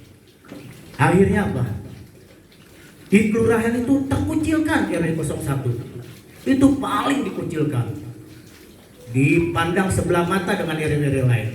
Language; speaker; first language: Indonesian; native; Indonesian